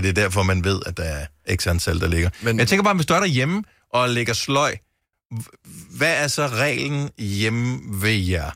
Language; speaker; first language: Danish; native; Danish